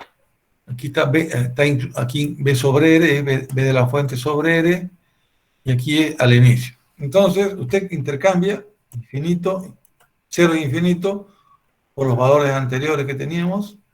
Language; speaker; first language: Spanish; native; Spanish